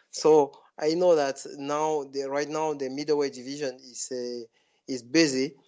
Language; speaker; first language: English; non-native, fluent; French